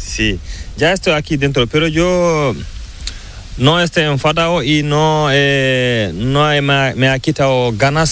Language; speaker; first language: Spanish; non-native, learner; Fula